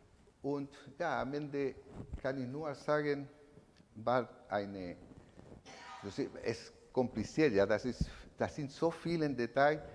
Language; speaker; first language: German; non-native, learner; Spanish